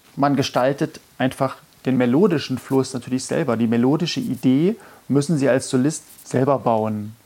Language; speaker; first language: German; native; German